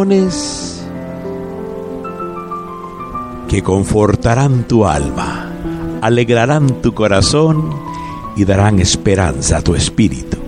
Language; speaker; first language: Spanish; native; Spanish